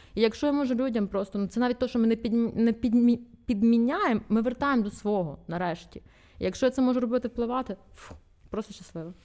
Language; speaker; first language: Ukrainian; non-native, local second language; Russian